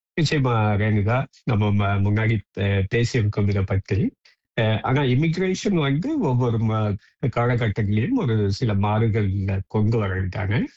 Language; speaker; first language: Tamil; native; Tamil